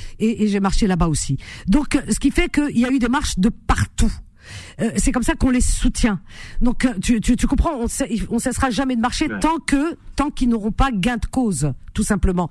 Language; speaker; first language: French; native; French